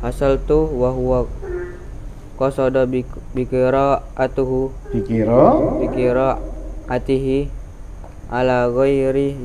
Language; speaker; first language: Arabic; non-native, learner; Indonesian